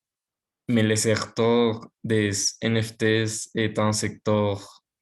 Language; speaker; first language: French; non-native, learner; Spanish